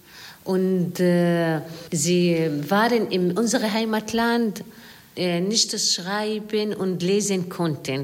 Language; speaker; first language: German; non-native, learner; Arabic